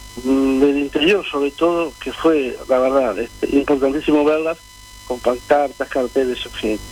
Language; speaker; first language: Spanish; native; Spanish